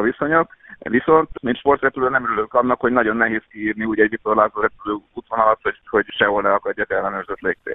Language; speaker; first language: Hungarian; native; Hungarian